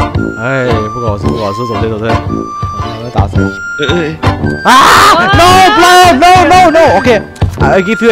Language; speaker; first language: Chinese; native; Chinese